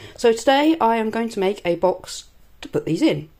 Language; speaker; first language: English; native; English